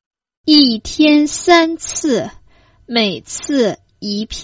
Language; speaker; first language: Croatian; non-native, fluent; Chinese